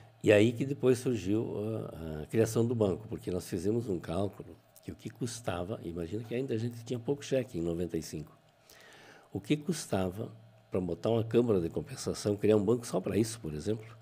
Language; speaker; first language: Portuguese; native; Portuguese